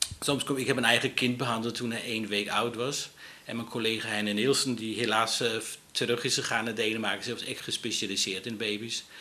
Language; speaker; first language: Dutch; non-native, fluent; Danish